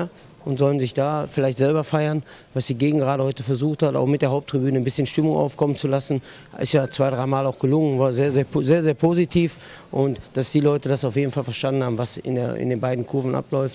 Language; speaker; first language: German; native; German